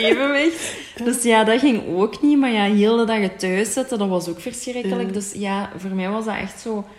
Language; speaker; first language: Dutch; native; Dutch